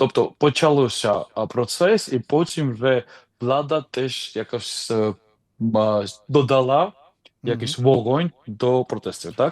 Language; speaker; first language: Ukrainian; non-native, fluent; Georgian